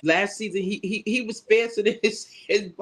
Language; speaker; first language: English; native; English